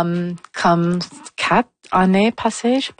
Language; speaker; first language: French; non-native, local second language; English